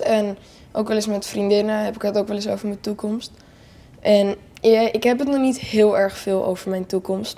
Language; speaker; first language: Dutch; native; Dutch